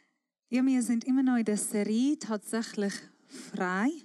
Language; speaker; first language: German; non-native, fluent; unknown